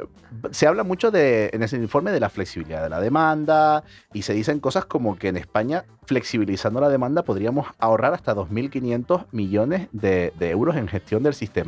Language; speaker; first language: Spanish; native; Spanish